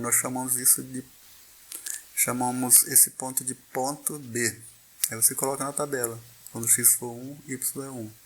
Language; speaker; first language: Portuguese; native; Portuguese